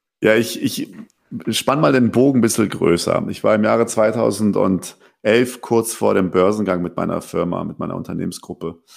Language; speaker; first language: German; early bilingual, other home language; Persian